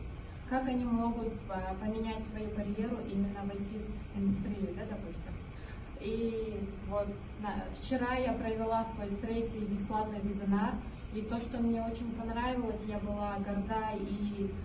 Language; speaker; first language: Russian; non-native, local second language; Kyrgyz